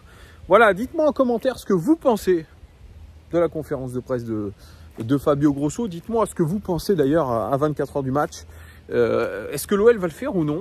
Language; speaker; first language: French; native; French